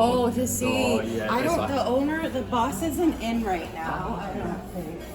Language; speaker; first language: English; native; English